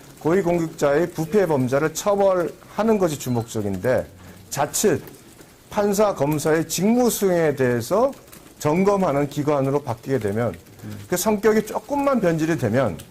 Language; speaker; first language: Korean; native; Korean